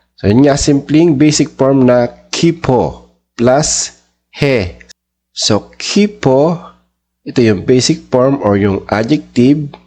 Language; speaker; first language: Filipino; native; Filipino